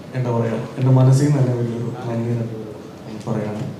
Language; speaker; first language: Malayalam; native; Malayalam